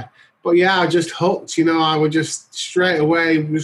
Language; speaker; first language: English; native; English